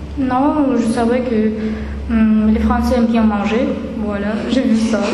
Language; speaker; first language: French; non-native, fluent; Russian